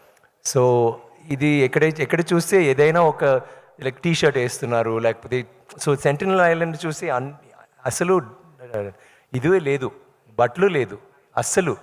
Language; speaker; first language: Telugu; non-native, learner; Tamil